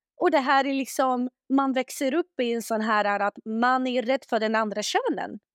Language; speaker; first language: Swedish; non-native, fluent; Arabic